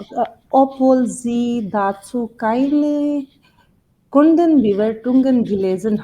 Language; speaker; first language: German; non-native, learner; Urdu